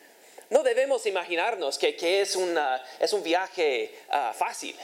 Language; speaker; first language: Spanish; non-native, fluent; English